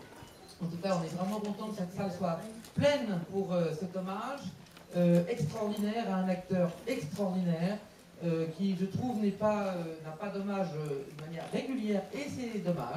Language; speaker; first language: French; native; French